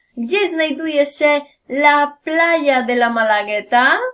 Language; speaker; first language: Polish; non-native, fluent; Spanish